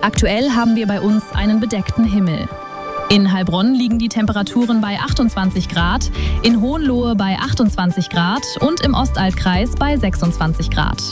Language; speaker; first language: German; native; German